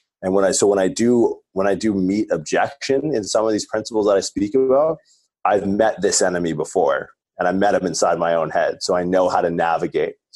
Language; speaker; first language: English; native; English